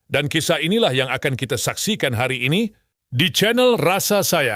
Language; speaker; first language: Malay; native; Malay